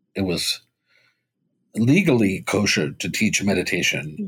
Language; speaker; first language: English; early bilingual, other home language; Spanish